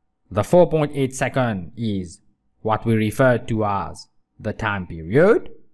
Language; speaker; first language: English; non-native, local second language; Morisyen